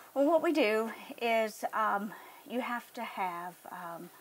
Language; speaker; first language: English; native; English